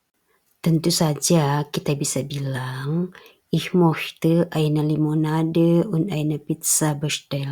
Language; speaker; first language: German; non-native, fluent; Indonesian